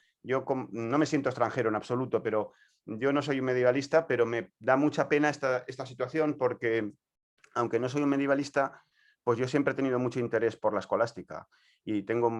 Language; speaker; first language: Spanish; native; Spanish